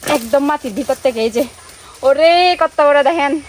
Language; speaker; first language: Bangla; non-native, local second language; Chakma